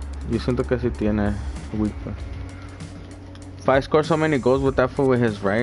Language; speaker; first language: English; early bilingual, other home language; Spanish